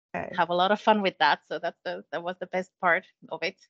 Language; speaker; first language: English; non-native, fluent; Finnish